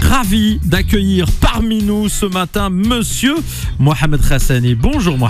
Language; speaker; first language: French; native; French